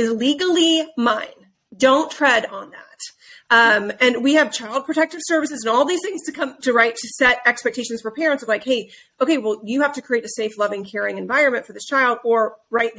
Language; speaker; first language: English; native; English